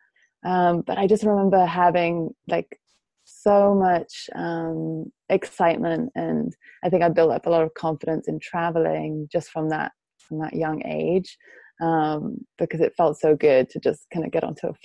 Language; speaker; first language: English; native; English